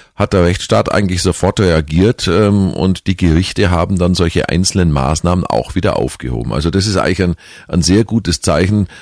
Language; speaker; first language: German; native; German